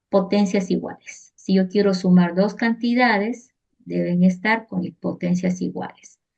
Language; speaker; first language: Spanish; native; Spanish